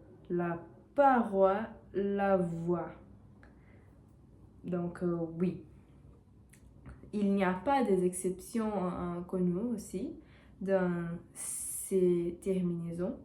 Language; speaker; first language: French; non-native, learner; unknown